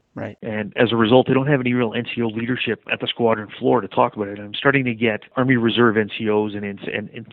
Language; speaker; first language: English; native; English